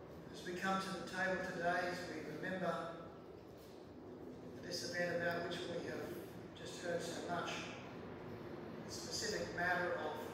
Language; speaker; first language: English; native; English